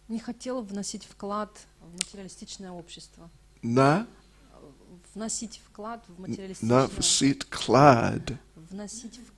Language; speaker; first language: Russian; native; Russian